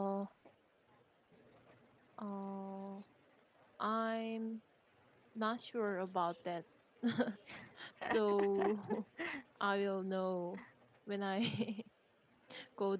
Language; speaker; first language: English; non-native, learner; Korean